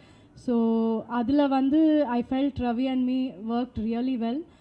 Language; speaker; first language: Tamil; non-native, local second language; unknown